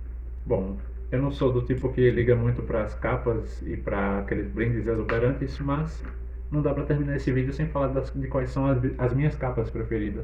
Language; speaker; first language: Portuguese; native; Portuguese